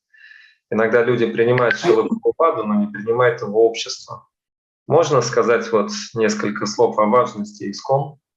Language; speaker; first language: Russian; native; Russian